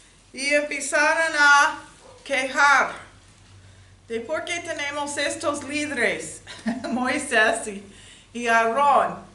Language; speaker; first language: Spanish; non-native, learner; English